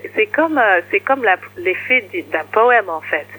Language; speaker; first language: French; early bilingual, other home language; English